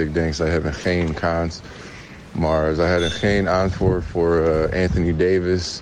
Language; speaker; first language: Dutch; non-native, learner; English